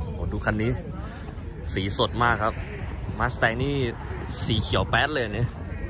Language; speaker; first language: Thai; native; Thai